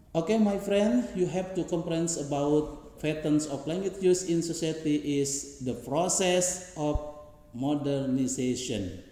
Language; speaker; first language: English; non-native, learner; Indonesian